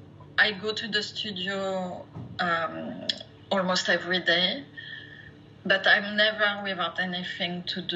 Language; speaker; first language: English; non-native, fluent; French